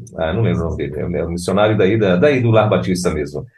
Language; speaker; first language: Portuguese; native; Portuguese